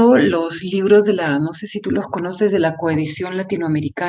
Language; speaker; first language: Spanish; native; Spanish